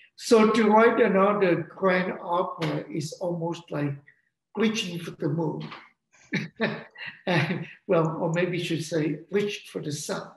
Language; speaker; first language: English; non-native, fluent; Vietnamese